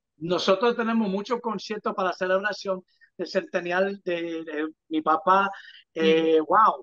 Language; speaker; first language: Spanish; early bilingual, heritage; English